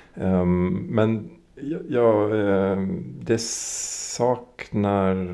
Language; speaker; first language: Swedish; early bilingual, other home language; English